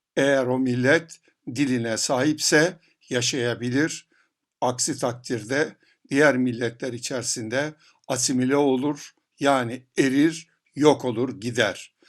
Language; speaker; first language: Turkish; native; Turkish